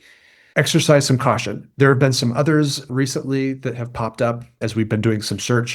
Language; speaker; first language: English; native; English